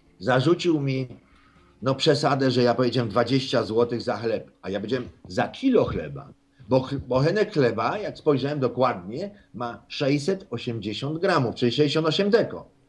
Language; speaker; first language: Polish; native; Polish